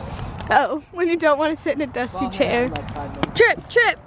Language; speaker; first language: English; native; English